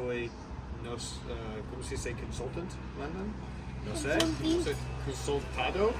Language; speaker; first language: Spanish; non-native, learner; English